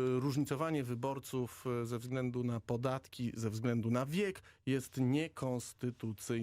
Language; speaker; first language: Polish; native; Polish